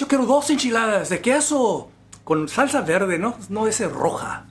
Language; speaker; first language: Spanish; non-native, learner; English